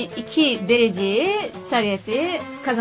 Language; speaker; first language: Turkish; non-native, learner; Uzbek